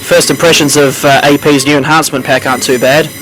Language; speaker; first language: English; native; English